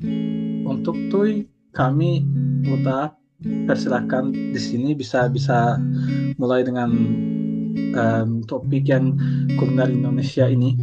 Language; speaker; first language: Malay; non-native, fluent; Turkish